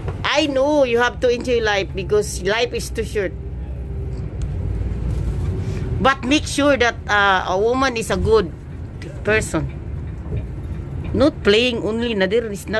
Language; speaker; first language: English; non-native, learner; Cebuano